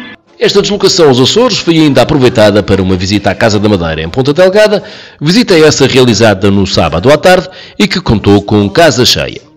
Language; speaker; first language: Portuguese; native; Portuguese